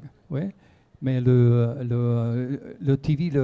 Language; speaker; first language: French; non-native, fluent; Spanish